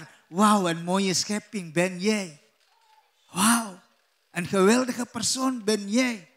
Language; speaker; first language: Dutch; non-native, learner; Indonesian